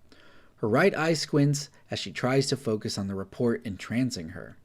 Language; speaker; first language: English; native; English